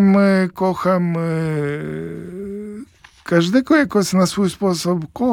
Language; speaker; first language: Polish; non-native, fluent; Ukrainian